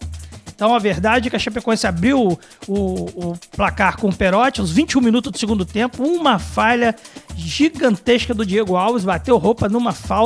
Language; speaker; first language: Portuguese; native; Portuguese